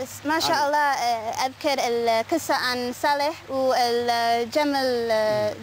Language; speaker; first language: Arabic; non-native, learner; English